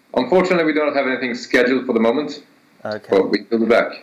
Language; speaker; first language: English; non-native, fluent; Swedish